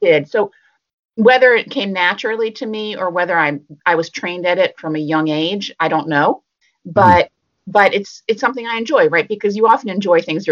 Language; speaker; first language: English; native; English